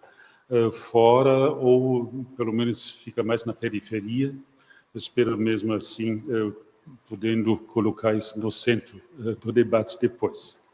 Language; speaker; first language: Portuguese; non-native, fluent; German